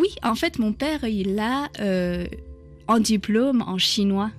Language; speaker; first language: French; non-native, fluent; Chinese